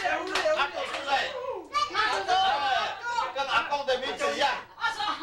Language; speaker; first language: Chinese; non-native, local second language; Amis